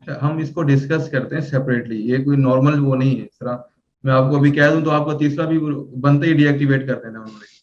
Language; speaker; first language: Urdu; non-native, local second language; Punjabi